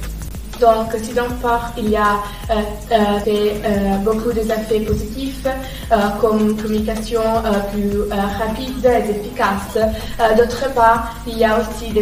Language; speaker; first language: French; non-native, learner; Italian